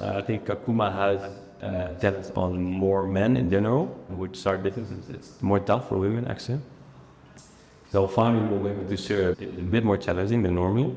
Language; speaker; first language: English; non-native, fluent; Dutch